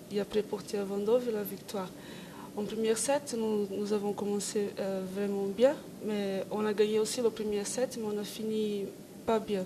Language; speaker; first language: French; non-native, learner; Portuguese